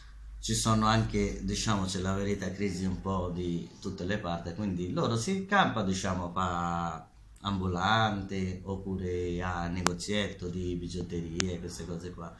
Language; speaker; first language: Italian; non-native, learner; Bangla